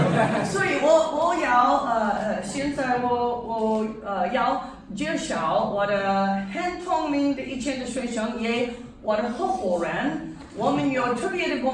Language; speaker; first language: Chinese; non-native, learner; English